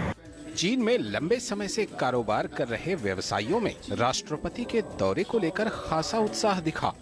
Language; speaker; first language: Hindi; native; Hindi